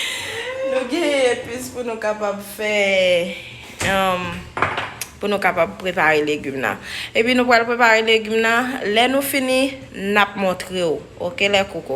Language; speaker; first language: French; non-native, local second language; Haitian Creole